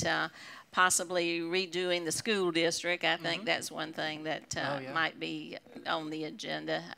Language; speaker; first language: English; native; English